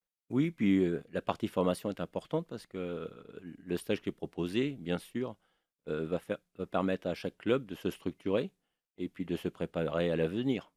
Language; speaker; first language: French; native; French